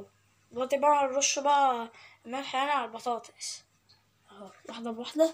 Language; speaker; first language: Arabic; native; Arabic